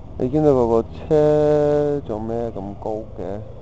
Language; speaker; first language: Cantonese; non-native, learner; English